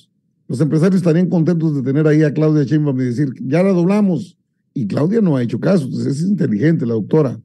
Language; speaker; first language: Spanish; native; Spanish